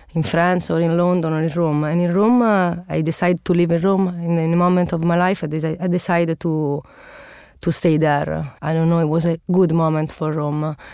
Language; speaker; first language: English; non-native, learner; Italian